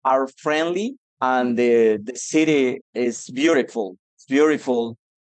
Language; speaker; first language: English; non-native, learner; Spanish